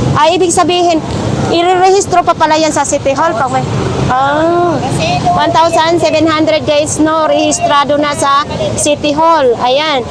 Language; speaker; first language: Filipino; non-native, local second language; Masbatenyo